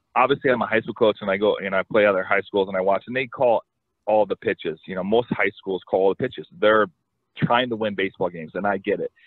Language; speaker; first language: English; native; English